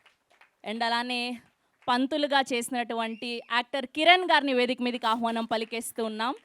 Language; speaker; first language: Telugu; native; Telugu